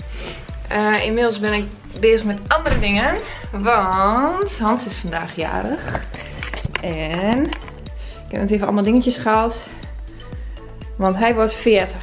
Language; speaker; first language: Dutch; native; Dutch